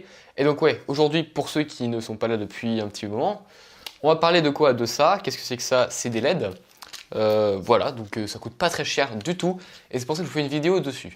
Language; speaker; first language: French; native; French